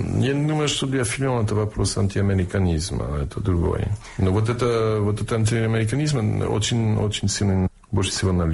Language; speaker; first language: Russian; non-native, fluent; English